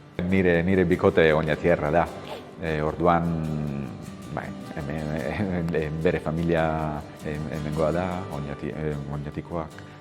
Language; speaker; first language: Basque; non-native, learner; Italian